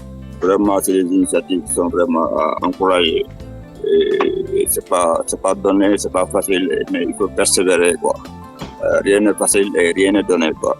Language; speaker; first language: French; non-native, local second language; Wolof